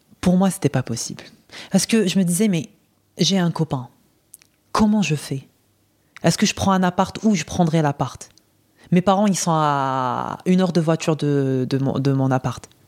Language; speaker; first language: French; non-native, local second language; Arabic